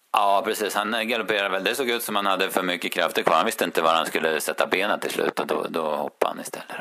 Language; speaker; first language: Swedish; native; Swedish